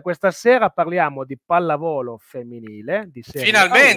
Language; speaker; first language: Italian; native; Italian